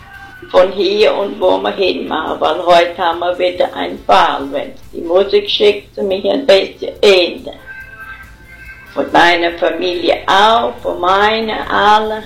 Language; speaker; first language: German; early bilingual, heritage; German